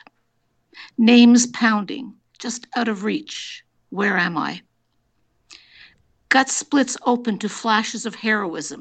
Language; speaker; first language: English; native; English